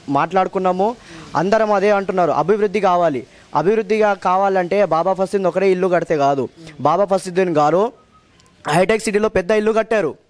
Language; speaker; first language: Telugu; native; Telugu